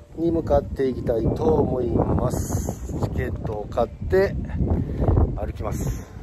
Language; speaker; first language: Japanese; native; Japanese